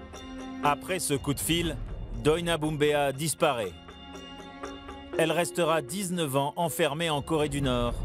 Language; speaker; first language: French; native; French